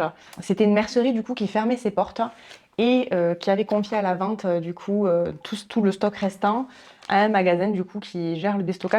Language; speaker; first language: French; native; French